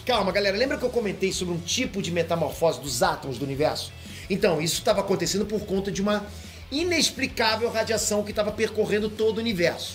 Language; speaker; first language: Portuguese; native; Portuguese